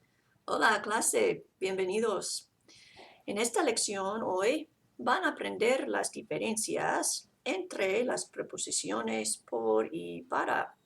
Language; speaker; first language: Spanish; non-native, fluent; English